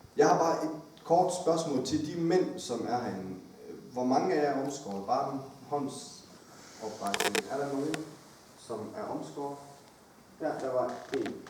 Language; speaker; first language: Danish; early bilingual, other home language; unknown